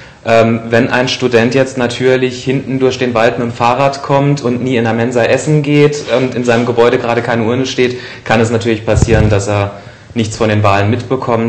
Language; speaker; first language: German; native; German